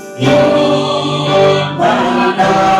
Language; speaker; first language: Thai; native; Thai